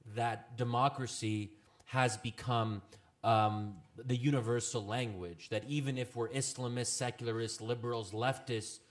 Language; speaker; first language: English; native; English